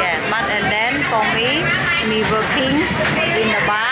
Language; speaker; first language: English; non-native, learner; Khmer